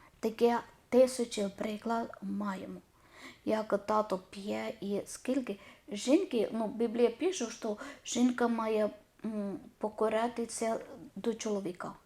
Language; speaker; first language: Ukrainian; non-native, learner; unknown